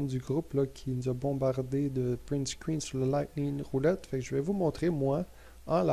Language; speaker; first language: French; native; French